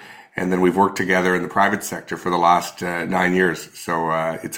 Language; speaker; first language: English; native; English